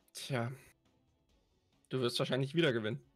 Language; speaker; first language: German; native; German